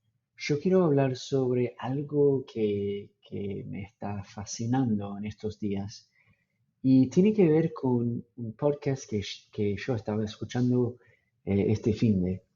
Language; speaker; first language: Spanish; non-native, fluent; English